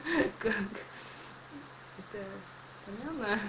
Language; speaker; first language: Russian; non-native, learner; English